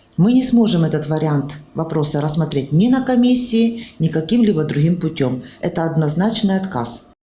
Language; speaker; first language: Russian; native; Russian